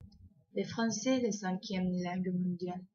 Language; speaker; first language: French; non-native, learner; Spanish